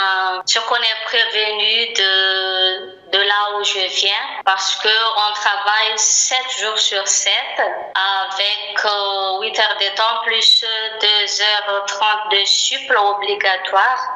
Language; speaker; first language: French; non-native, local second language; Malagasy